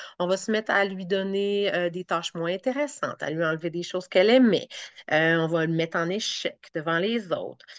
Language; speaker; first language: French; native; French